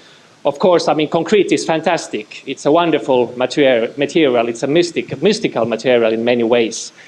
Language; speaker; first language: English; non-native, fluent; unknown